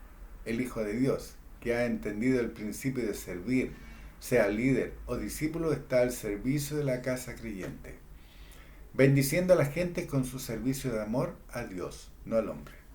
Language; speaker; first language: Spanish; native; Spanish